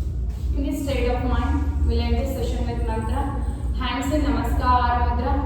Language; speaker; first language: English; non-native, local second language; Kannada